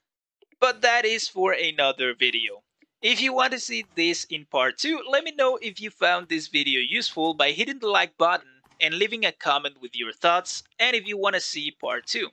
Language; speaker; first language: English; non-native, fluent; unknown